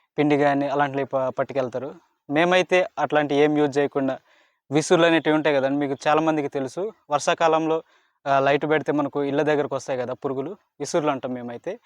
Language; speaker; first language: Telugu; non-native, local second language; Koya